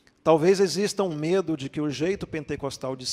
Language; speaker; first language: Portuguese; native; Portuguese